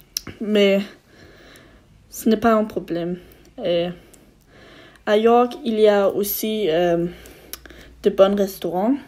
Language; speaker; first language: French; non-native, learner; Danish